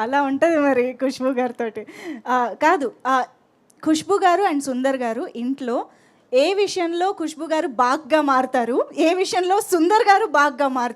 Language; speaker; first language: Telugu; native; Telugu